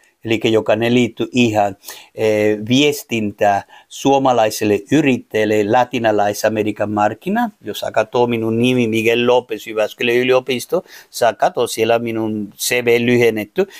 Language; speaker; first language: Finnish; non-native, fluent; Spanish